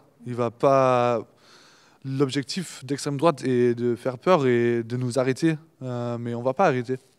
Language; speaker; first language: French; non-native, fluent; Turkish